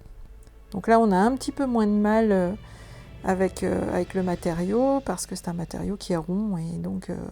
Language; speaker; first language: French; native; French